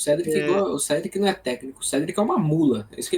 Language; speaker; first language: Portuguese; native; Portuguese